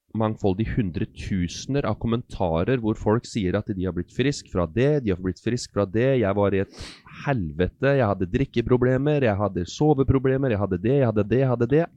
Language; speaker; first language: Norwegian; native; Norwegian